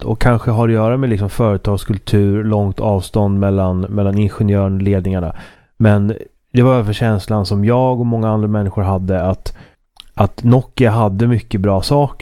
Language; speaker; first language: Swedish; native; Swedish